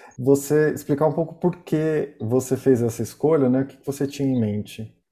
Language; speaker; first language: Portuguese; native; Portuguese